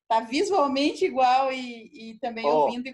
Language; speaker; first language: Portuguese; native; Portuguese